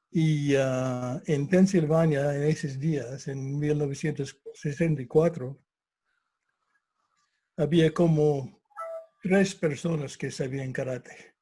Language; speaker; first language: Spanish; non-native, fluent; English